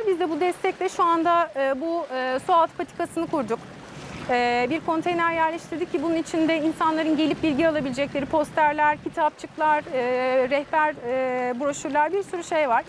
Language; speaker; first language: Turkish; native; Turkish